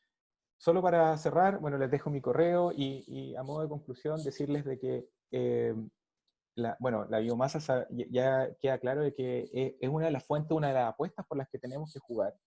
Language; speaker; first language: Spanish; native; Spanish